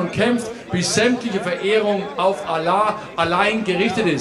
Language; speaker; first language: German; native; German